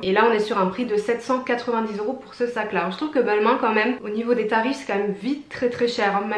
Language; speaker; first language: French; native; French